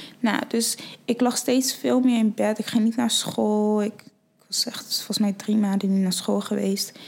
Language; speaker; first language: Dutch; early bilingual, other home language; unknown